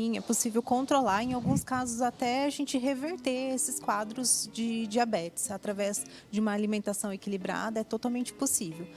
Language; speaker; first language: Portuguese; native; Portuguese